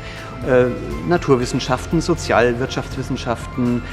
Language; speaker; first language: German; native; German